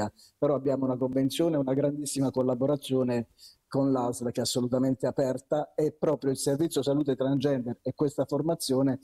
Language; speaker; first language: Italian; native; Italian